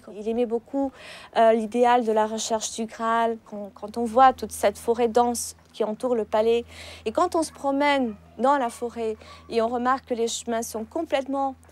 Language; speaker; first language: French; non-native, fluent; Portuguese